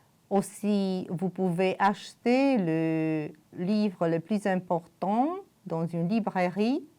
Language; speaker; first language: French; non-native, fluent; Romanian